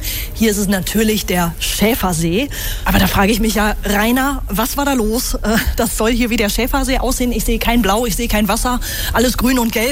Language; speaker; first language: German; native; German